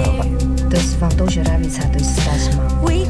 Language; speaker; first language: Russian; non-native, learner; Chinese